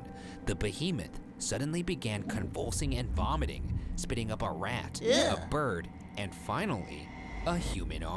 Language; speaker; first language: English; native; English